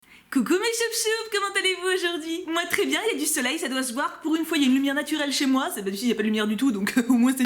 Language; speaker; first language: French; native; French